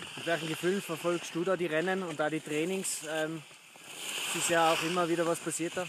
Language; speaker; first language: German; native; German